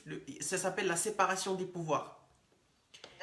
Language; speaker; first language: French; native; French